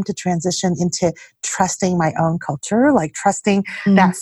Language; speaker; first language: English; early bilingual, other home language; Chinese